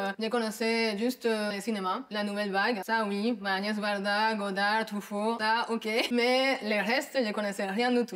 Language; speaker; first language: French; non-native, fluent; Spanish